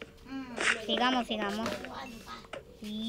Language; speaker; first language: Spanish; native; Spanish